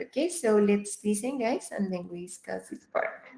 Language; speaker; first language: English; non-native, fluent; Spanish